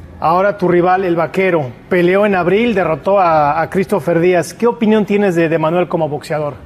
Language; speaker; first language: Spanish; native; Spanish